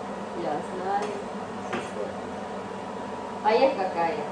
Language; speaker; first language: Russian; non-native, fluent; Georgian